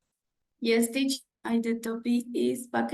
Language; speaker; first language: English; non-native, learner; Spanish